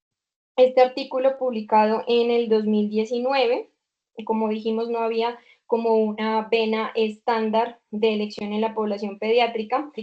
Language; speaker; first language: Spanish; native; Spanish